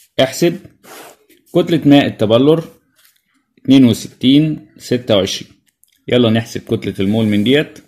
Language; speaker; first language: Arabic; native; Arabic